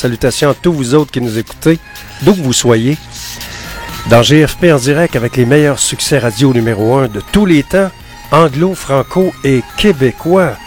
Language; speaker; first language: French; native; French